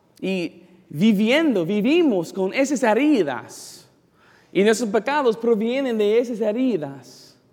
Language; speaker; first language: Spanish; non-native, learner; English